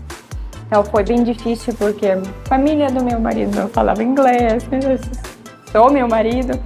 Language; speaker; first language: Portuguese; non-native, fluent; Russian